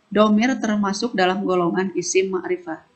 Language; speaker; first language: Indonesian; native; Indonesian